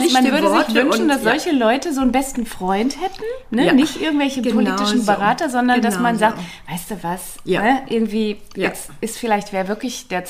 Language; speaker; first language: German; native; German